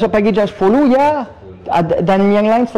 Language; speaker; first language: Indonesian; non-native, learner; English